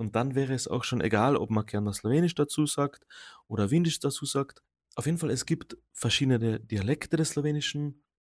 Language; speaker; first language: German; non-native, local second language; Slovenian